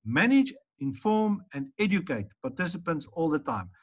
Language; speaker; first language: English; non-native, local second language; Afrikaans